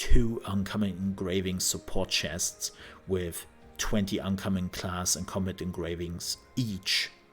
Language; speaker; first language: English; non-native, fluent; German